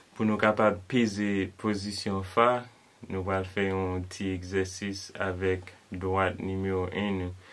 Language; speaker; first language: Haitian Creole; native; Haitian Creole